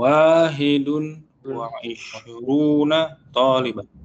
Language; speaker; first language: Arabic; non-native, learner; Indonesian